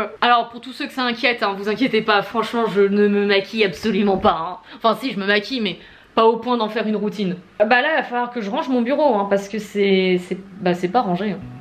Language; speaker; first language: French; native; French